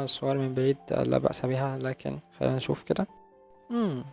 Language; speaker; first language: Arabic; native; Arabic